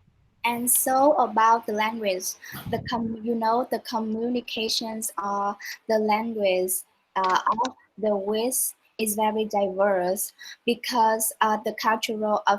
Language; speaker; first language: English; non-native, learner; Vietnamese